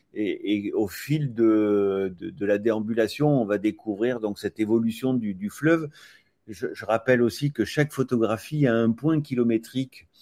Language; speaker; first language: French; native; French